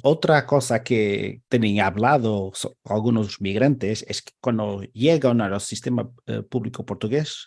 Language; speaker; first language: Spanish; non-native, learner; Portuguese